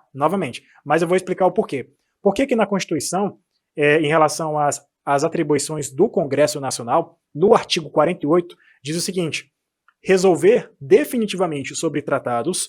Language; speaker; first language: Portuguese; native; Portuguese